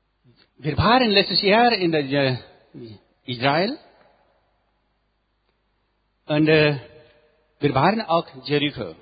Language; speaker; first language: German; non-native, learner; Nepali